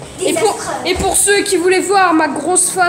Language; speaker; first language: French; native; French